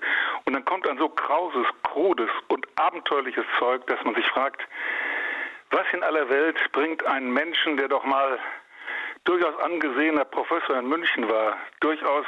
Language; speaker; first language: German; native; German